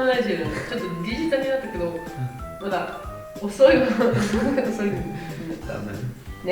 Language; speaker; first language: Japanese; non-native, learner; Spanish